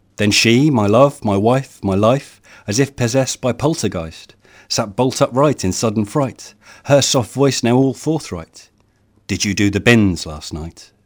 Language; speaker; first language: English; native; English